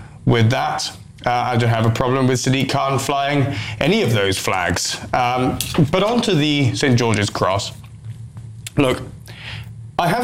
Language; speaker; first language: English; native; English